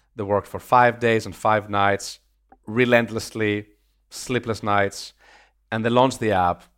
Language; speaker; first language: English; non-native, fluent; Greek